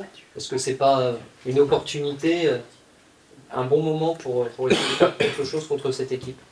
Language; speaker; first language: French; native; French